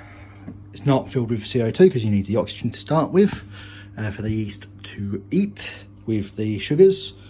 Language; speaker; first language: English; native; English